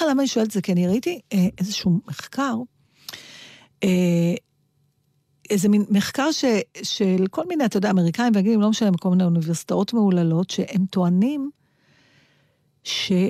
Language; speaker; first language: Hebrew; native; Hebrew